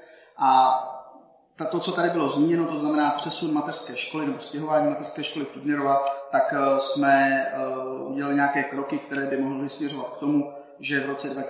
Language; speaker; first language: Czech; native; Czech